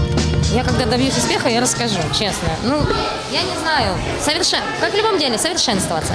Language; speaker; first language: Russian; native; Russian